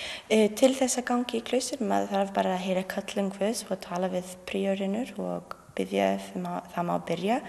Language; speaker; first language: Icelandic; non-native, learner; English